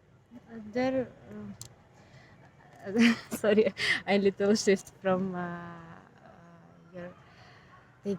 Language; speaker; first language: English; non-native, learner; Ukrainian